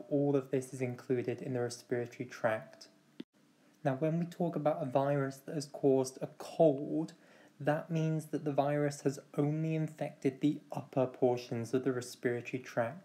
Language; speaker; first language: English; native; English